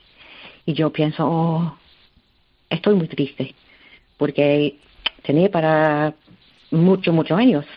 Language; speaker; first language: Spanish; non-native, learner; English